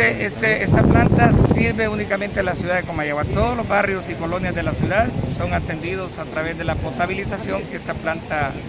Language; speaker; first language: Spanish; native; Spanish